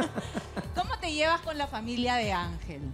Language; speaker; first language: Spanish; native; Spanish